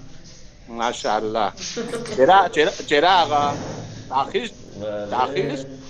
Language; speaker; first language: Persian; non-native, learner; Urdu